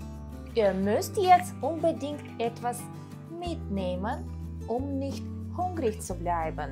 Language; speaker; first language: German; non-native, fluent; Russian